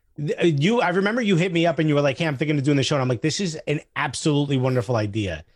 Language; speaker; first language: English; native; English